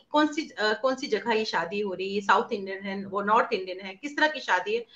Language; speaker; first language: Hindi; native; Hindi